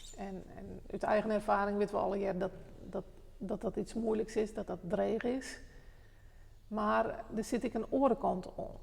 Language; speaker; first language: Dutch; non-native, local second language; Western Frisian